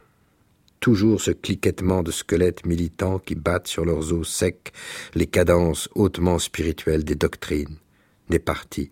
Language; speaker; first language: French; native; French